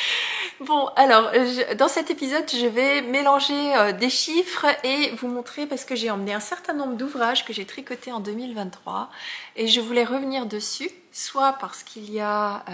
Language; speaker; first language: French; native; French